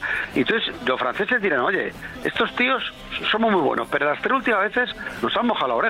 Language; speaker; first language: Spanish; native; Spanish